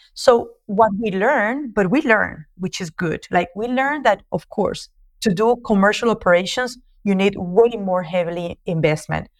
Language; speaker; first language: English; non-native, fluent; Spanish